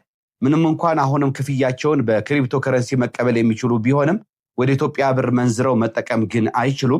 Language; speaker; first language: Amharic; native; Amharic